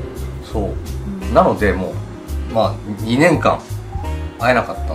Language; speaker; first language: Japanese; native; Japanese